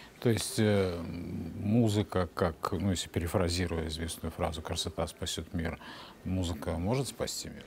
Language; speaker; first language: Russian; native; Russian